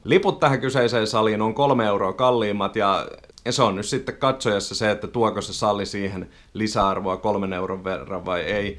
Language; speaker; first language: Finnish; native; Finnish